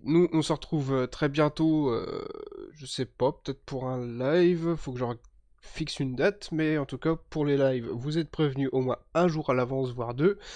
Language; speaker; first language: French; native; French